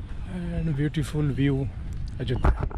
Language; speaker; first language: English; non-native, learner; Urdu